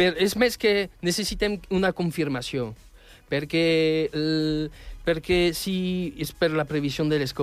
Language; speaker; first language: Catalan; non-native, fluent; French